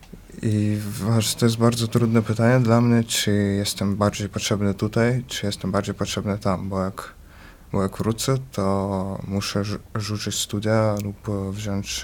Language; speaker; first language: Polish; early bilingual, other home language; Ukrainian